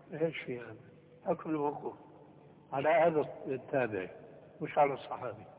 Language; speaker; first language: Arabic; early bilingual, other home language; Albanian